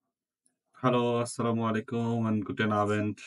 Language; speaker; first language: German; non-native, fluent; Bangla